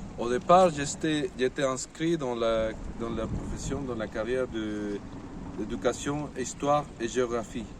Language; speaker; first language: French; non-native, fluent; Spanish